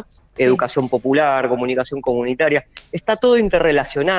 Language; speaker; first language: Spanish; native; Spanish